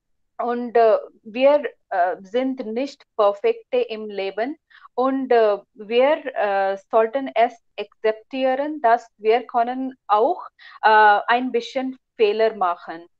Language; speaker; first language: German; non-native, learner; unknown